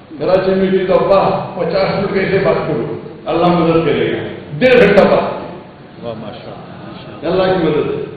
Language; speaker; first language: Urdu; non-native, local second language; Konkani